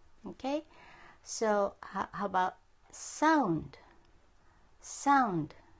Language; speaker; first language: English; non-native, fluent; Japanese